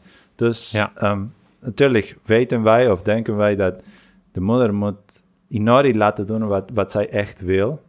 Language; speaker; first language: Dutch; non-native, fluent; Spanish